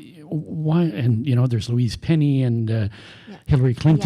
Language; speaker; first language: English; native; English